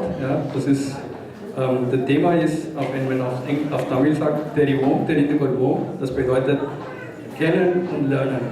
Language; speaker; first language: German; non-native, learner; Tamil